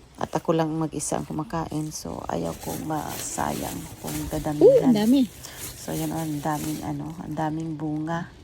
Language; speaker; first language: Filipino; non-native, local second language; Cebuano